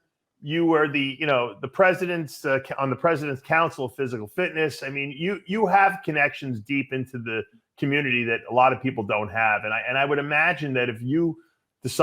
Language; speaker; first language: English; native; English